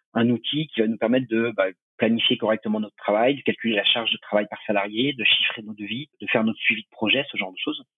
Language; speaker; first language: French; native; French